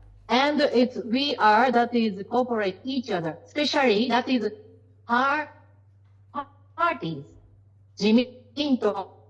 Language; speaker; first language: English; non-native, learner; Japanese